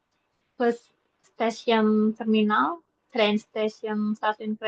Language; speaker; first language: English; non-native, learner; Indonesian